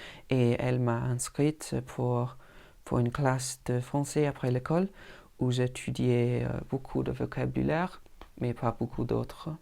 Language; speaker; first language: French; non-native, fluent; English